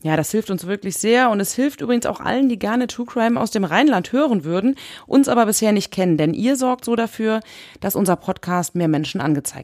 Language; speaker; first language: German; native; German